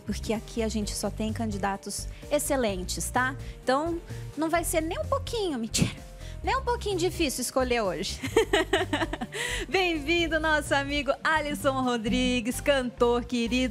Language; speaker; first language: Portuguese; native; Portuguese